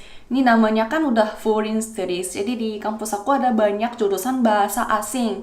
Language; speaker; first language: Indonesian; non-native, fluent; Korean